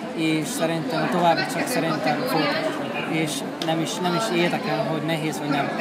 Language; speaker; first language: Hungarian; non-native, fluent; Japanese